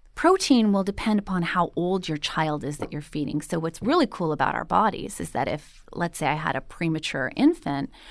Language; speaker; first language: English; native; English